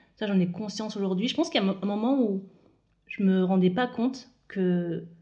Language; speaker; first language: French; native; French